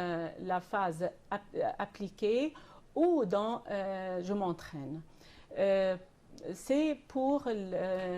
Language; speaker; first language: French; non-native, fluent; Arabic